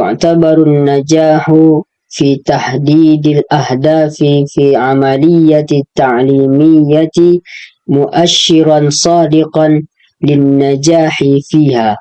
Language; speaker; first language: Arabic; non-native, learner; Indonesian